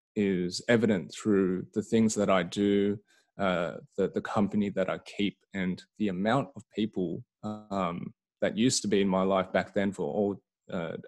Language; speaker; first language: English; native; English